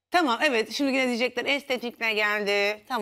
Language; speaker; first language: Turkish; native; Turkish